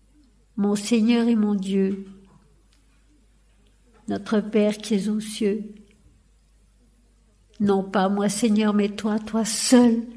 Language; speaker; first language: French; native; French